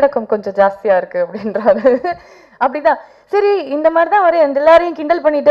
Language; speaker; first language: Tamil; native; Tamil